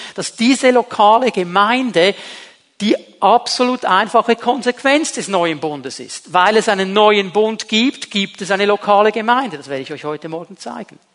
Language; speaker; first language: German; native; German